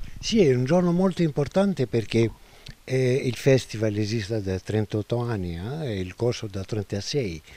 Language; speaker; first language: Italian; non-native, fluent; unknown